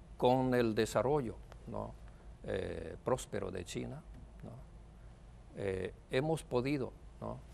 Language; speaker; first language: Spanish; non-native, fluent; Chinese